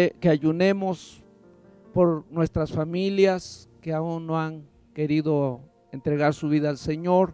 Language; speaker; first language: Spanish; native; Spanish